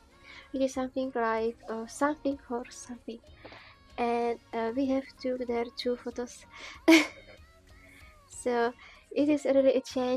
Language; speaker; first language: English; non-native, learner; Czech